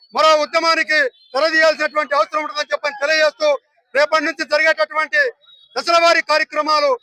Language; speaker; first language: Telugu; non-native, local second language; Lambadi